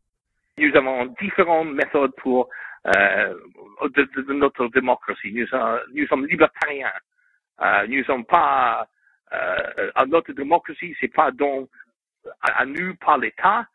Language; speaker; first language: French; non-native, learner; English